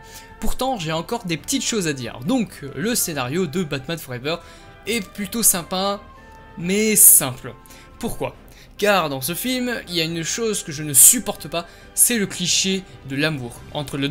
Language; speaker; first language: French; native; French